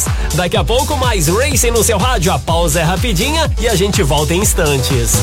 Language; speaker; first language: Portuguese; native; Portuguese